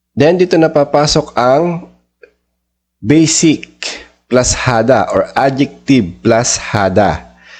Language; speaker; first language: Filipino; native; Filipino